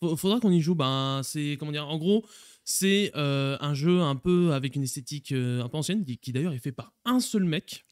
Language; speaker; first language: French; native; French